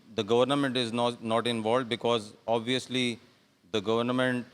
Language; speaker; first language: English; non-native, local second language; Urdu